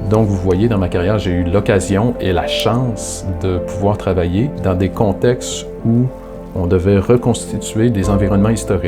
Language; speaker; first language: French; native; French